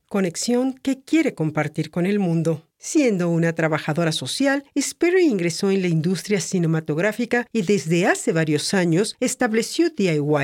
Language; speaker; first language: Spanish; native; Spanish